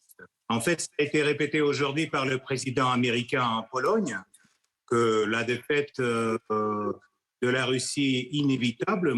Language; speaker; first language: French; non-native, fluent; Russian